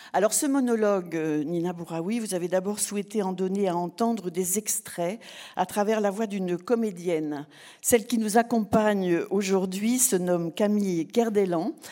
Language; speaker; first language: French; native; French